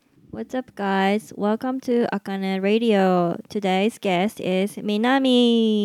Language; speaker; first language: English; non-native, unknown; Japanese